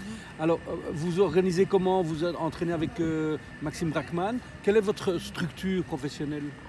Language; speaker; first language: French; native; French